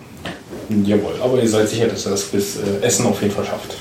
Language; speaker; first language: German; native; German